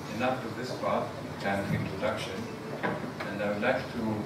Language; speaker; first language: English; non-native, fluent; Hebrew